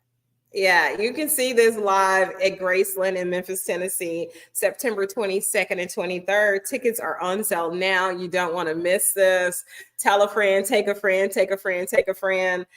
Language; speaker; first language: English; native; English